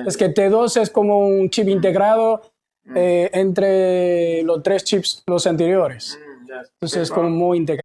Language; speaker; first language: Spanish; non-native, learner; Chinese